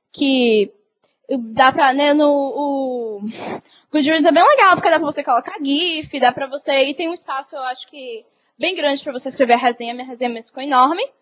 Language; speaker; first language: Portuguese; native; Portuguese